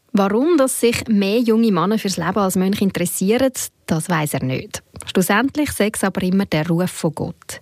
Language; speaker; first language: German; native; German